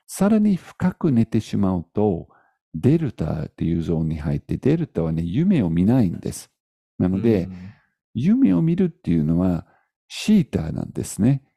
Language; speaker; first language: Japanese; native; Japanese